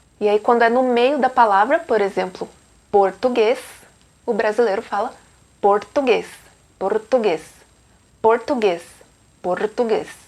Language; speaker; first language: Portuguese; native; Portuguese